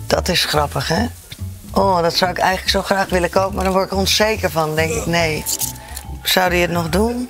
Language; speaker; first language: Dutch; native; Dutch